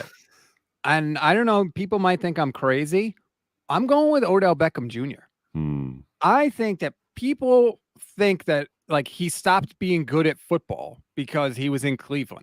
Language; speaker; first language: English; native; English